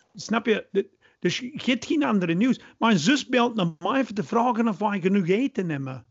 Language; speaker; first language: Dutch; non-native, fluent; English